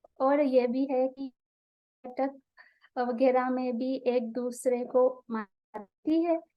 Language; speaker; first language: Hindi; non-native, fluent; Sinhala